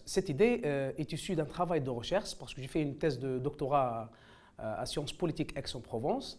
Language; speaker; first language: French; non-native, local second language; Arabic